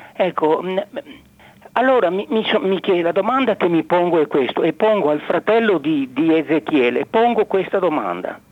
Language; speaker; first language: Italian; native; Italian